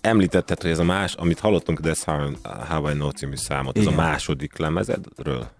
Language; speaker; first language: Hungarian; native; Hungarian